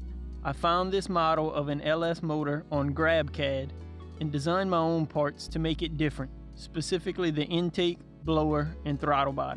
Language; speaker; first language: English; native; English